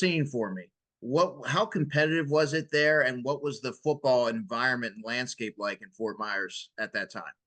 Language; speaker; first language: English; native; English